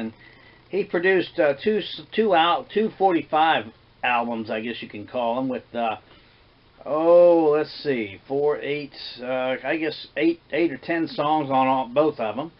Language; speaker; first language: English; native; English